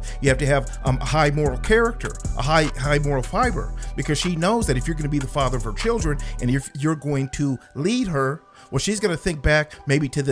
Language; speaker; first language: English; native; English